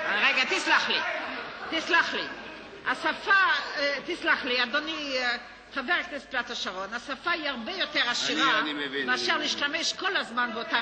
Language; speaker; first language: Hebrew; native; Hebrew